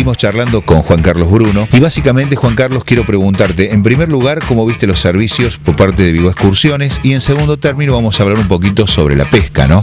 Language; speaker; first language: Spanish; native; Spanish